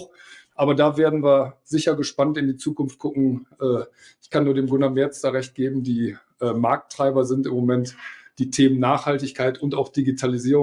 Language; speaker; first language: German; native; German